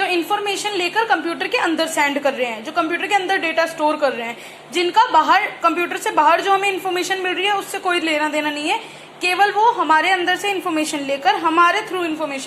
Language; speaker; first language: Hindi; native; Hindi